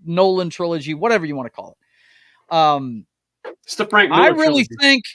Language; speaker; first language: English; native; English